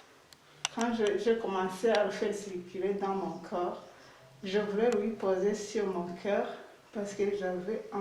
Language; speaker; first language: French; non-native, local second language; Rundi